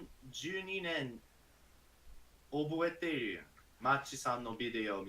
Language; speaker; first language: Japanese; non-native, learner; English